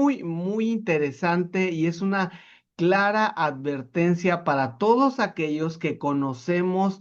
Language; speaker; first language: Spanish; native; Spanish